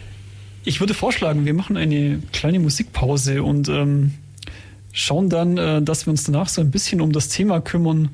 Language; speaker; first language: German; native; German